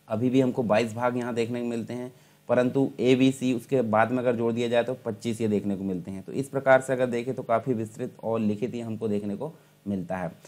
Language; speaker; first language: Hindi; native; Hindi